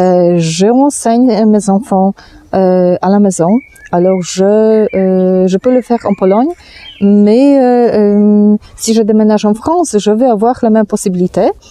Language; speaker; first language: French; non-native, fluent; Polish